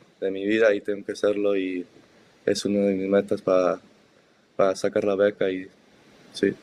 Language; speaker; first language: Spanish; early bilingual, heritage; Spanish